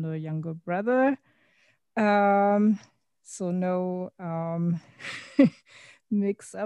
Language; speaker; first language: English; non-native, fluent; German